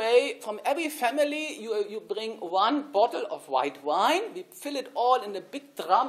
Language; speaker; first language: English; non-native, fluent; German